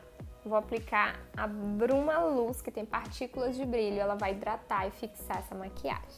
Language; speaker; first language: Portuguese; native; Portuguese